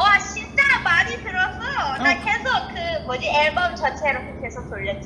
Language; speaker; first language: Korean; non-native, fluent; Thai